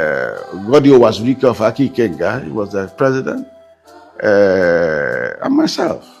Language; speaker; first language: English; non-native, local second language; Igbo